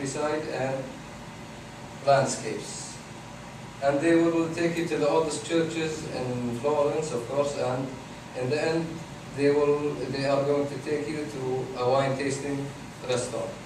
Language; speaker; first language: English; non-native, fluent; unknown